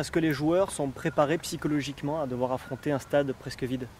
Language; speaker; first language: French; native; French